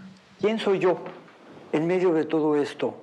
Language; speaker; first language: Spanish; native; Spanish